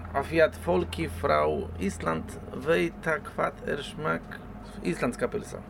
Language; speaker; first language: Icelandic; non-native, learner; Polish